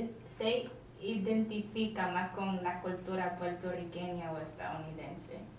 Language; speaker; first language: Spanish; non-native, learner; English